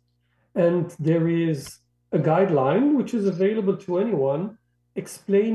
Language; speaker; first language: English; non-native, fluent; Arabic